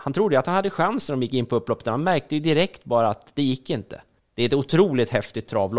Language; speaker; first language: Swedish; native; Swedish